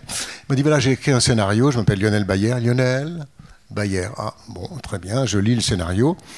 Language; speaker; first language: French; native; French